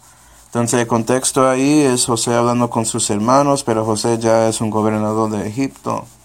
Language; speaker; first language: Spanish; non-native, fluent; English